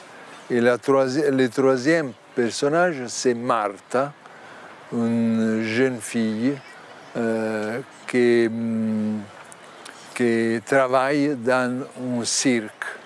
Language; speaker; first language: French; non-native, learner; Italian